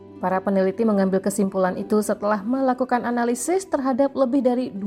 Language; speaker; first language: Indonesian; native; Indonesian